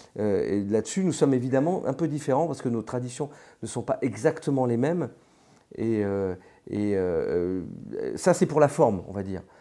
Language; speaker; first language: French; native; French